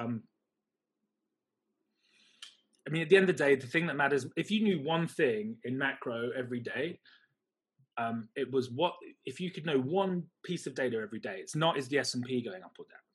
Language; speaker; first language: English; native; English